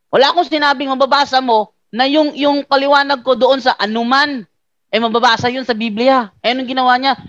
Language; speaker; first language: Filipino; native; Filipino